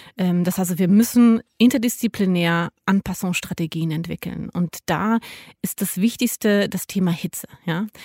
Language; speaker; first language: German; native; German